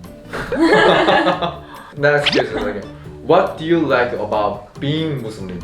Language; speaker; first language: English; non-native, learner; Korean